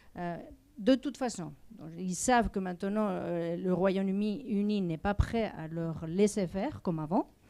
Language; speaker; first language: French; non-native, fluent; Spanish